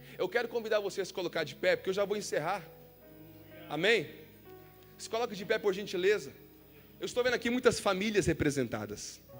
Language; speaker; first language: Portuguese; native; Portuguese